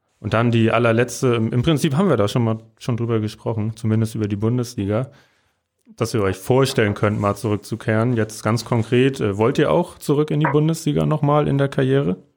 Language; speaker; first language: German; native; German